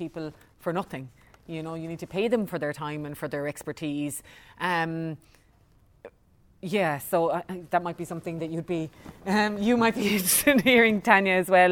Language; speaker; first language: English; native; English